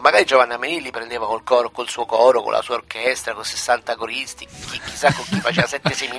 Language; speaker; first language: Italian; native; Italian